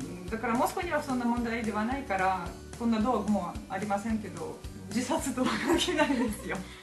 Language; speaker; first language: Japanese; non-native, fluent; Russian